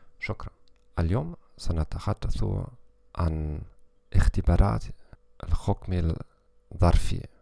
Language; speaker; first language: Arabic; non-native, learner; German